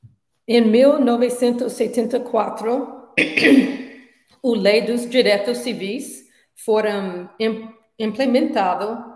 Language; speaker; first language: Portuguese; non-native, learner; English